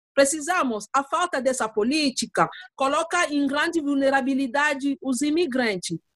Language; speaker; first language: Portuguese; non-native, learner; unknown